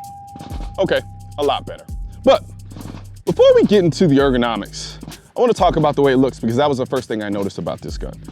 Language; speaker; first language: English; native; English